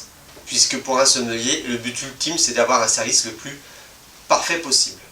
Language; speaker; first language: French; native; French